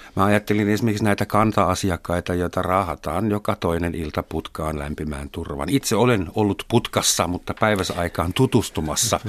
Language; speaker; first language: Finnish; non-native, fluent; German